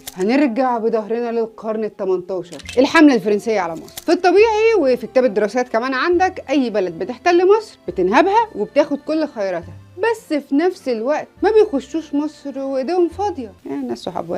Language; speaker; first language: Arabic; native; Arabic